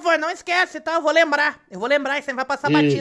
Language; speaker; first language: Portuguese; native; Portuguese